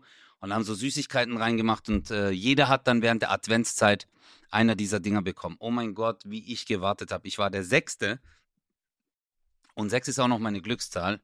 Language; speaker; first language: German; native; German